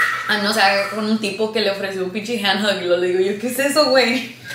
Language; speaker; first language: Spanish; early bilingual, heritage; Spanish